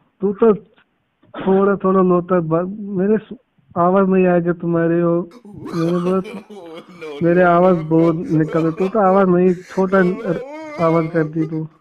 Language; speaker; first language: Hindi; non-native, local second language; Kashmiri